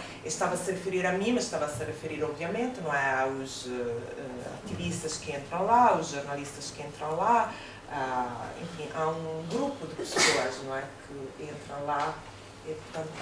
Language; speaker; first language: Portuguese; non-native, fluent; Italian